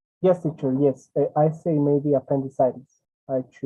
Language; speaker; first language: English; non-native, learner; Spanish